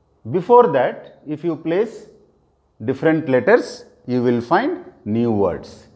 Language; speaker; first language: English; non-native, local second language; Telugu